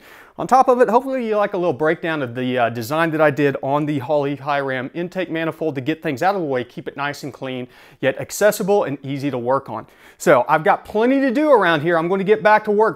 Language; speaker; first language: English; native; English